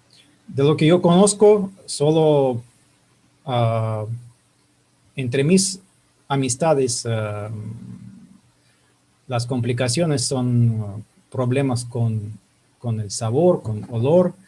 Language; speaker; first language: Spanish; non-native, fluent; Russian